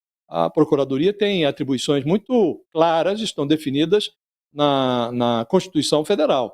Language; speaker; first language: Portuguese; native; Portuguese